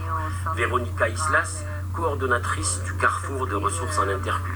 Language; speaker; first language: French; native; French